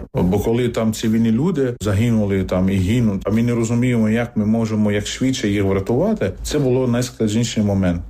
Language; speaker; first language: Ukrainian; non-native, fluent; Arabic